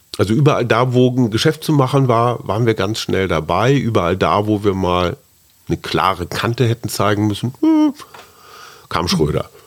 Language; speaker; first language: German; native; German